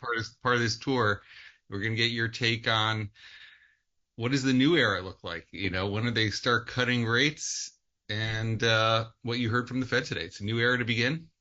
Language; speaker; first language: English; native; English